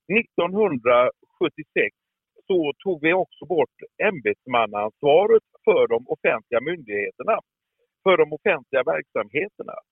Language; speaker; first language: Swedish; native; Swedish